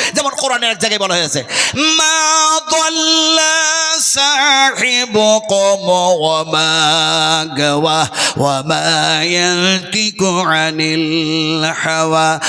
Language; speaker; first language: Bangla; non-native, local second language; Urdu